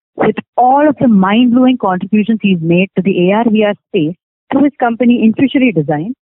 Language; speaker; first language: English; non-native, local second language; Malayalam